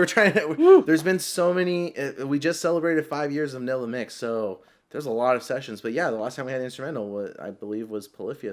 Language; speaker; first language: English; native; English